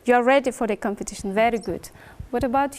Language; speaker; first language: English; non-native, fluent; Kyrgyz